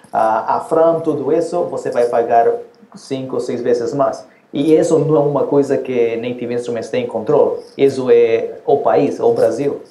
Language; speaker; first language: Portuguese; non-native, fluent; Spanish